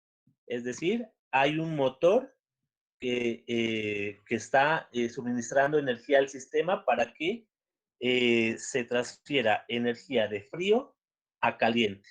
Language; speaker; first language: Spanish; native; Spanish